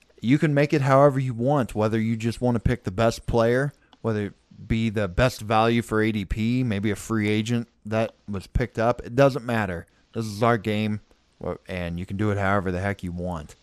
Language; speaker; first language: English; native; English